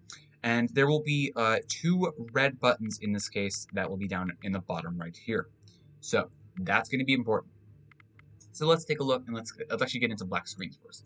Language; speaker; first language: English; native; English